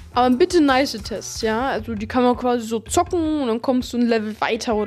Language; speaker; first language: German; native; German